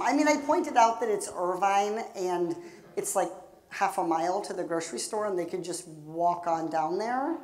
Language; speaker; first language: English; native; English